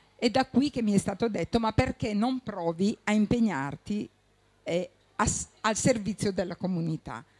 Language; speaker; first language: Italian; native; Italian